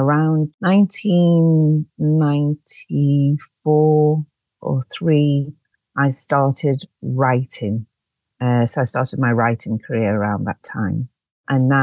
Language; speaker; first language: English; native; English